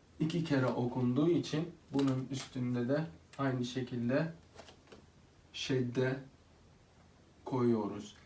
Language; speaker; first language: Turkish; non-native, fluent; Arabic